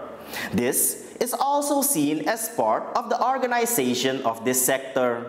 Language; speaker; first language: English; non-native, local second language; Dutch